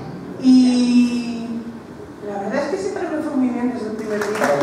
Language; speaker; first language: Spanish; native; Spanish